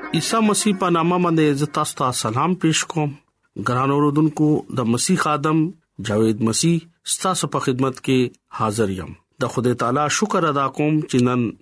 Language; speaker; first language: Pashto; non-native, local second language; Urdu